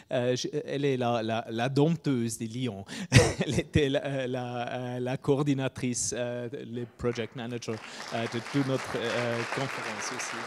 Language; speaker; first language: French; non-native, fluent; German